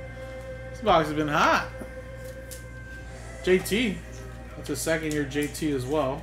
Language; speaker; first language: English; native; English